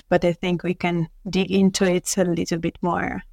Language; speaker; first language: English; non-native, fluent; Italian